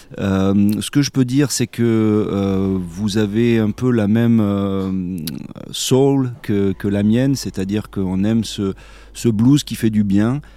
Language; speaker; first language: French; native; French